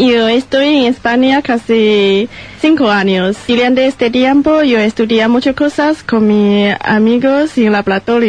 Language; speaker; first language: Spanish; non-native, learner; Chinese